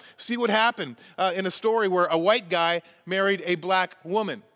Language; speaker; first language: English; native; English